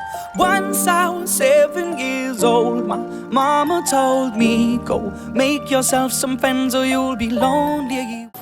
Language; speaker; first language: English; non-native, fluent; Danish